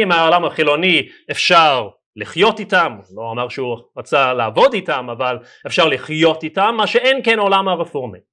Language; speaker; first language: Hebrew; non-native, fluent; English